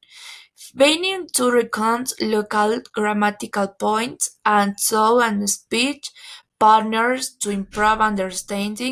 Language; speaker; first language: English; non-native, learner; Spanish